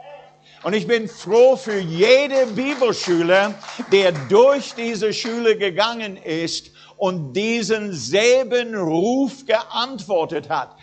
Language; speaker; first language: German; non-native, fluent; English